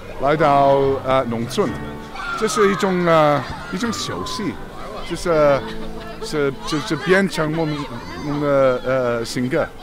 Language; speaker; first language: Chinese; non-native, learner; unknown